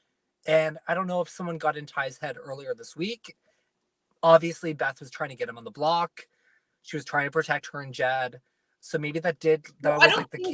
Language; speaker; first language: English; native; English